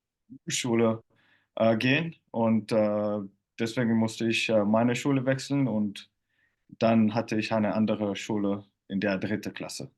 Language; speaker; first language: German; non-native, fluent; Finnish